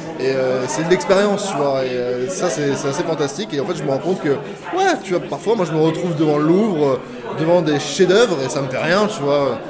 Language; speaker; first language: French; native; French